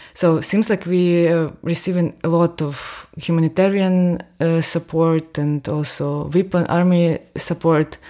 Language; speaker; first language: English; non-native, fluent; Ukrainian